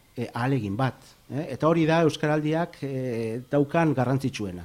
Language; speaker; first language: Basque; native; Basque